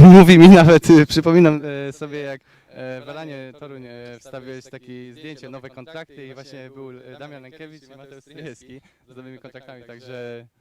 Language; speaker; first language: Polish; native; Polish